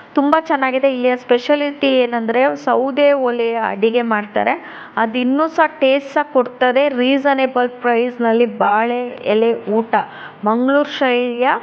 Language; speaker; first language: Kannada; non-native, local second language; Tulu